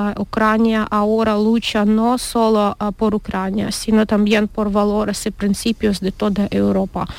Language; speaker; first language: Spanish; non-native, learner; Ukrainian